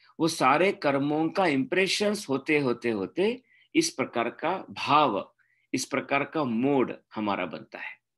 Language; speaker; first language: Hindi; non-native, local second language; Marathi